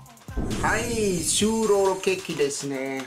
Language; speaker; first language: Japanese; non-native, learner; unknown